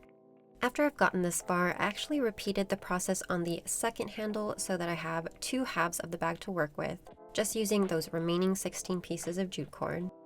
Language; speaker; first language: English; native; English